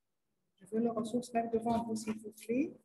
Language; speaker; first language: French; non-native, learner; Arabic